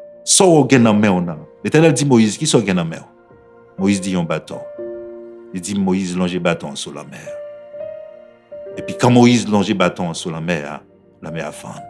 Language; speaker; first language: French; non-native, local second language; Haitian Creole